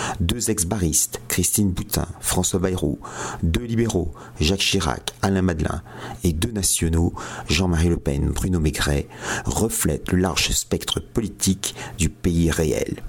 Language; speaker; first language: French; native; French